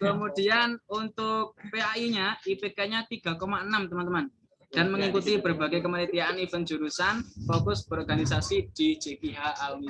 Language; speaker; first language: Indonesian; native; Indonesian